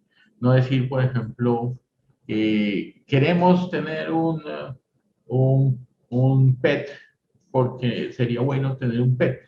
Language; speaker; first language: Spanish; native; Spanish